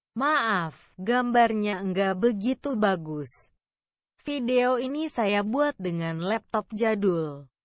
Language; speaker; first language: Indonesian; native; Indonesian